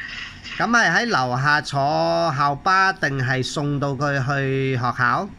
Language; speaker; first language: Cantonese; native; Cantonese